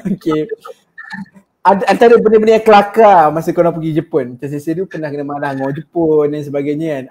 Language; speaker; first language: Malay; native; Malay